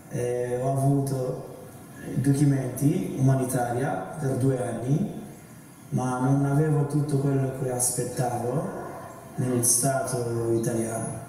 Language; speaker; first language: Italian; non-native, fluent; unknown